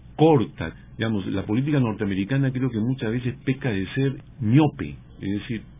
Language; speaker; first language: Spanish; native; Spanish